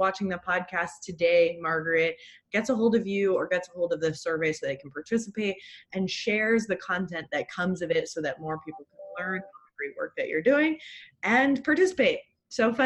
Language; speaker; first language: English; native; English